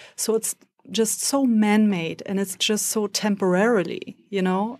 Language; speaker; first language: English; non-native, fluent; German